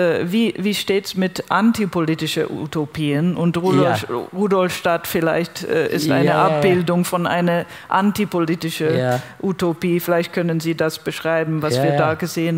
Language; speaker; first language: German; non-native, fluent; English